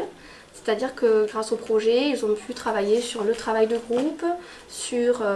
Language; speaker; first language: French; native; French